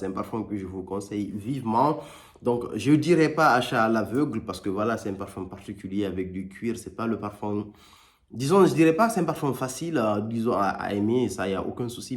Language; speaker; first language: French; native; French